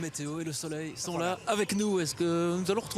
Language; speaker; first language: French; native; French